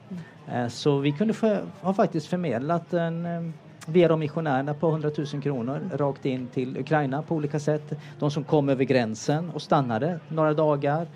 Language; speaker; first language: Swedish; native; Swedish